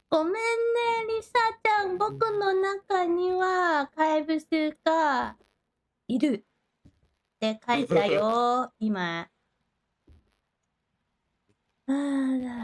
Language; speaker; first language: Japanese; non-native, learner; Thai